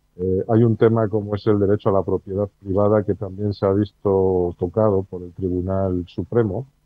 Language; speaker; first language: Spanish; native; Spanish